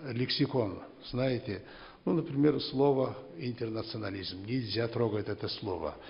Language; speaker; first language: Russian; non-native, local second language; Kazakh